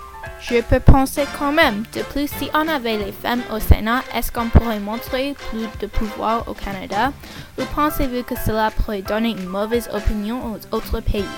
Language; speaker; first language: French; non-native, learner; English